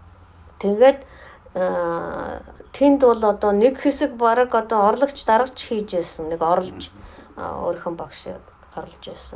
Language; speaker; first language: Mongolian; non-native, fluent; Russian